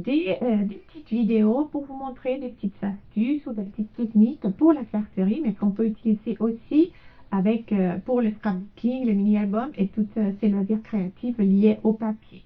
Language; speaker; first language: French; non-native, fluent; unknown